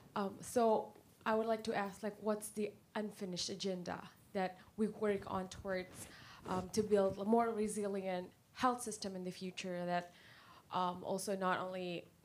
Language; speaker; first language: English; non-native, fluent; Indonesian